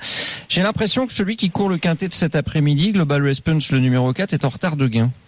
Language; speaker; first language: French; native; French